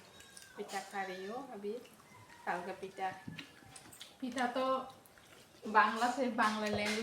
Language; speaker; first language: Hindi; non-native, local second language; Kok Borok